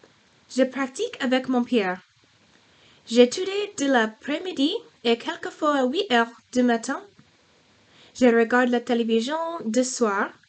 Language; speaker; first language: French; non-native, learner; English